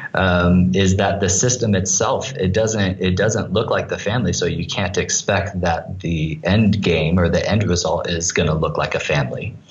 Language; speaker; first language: English; native; English